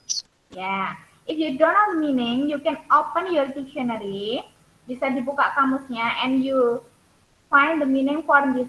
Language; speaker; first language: English; non-native, learner; Indonesian